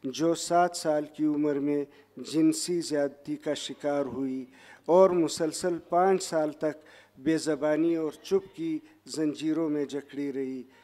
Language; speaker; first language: Urdu; non-native, local second language; Pashto